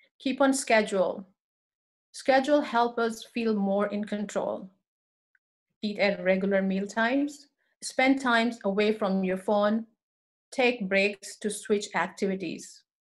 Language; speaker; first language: English; non-native, local second language; Urdu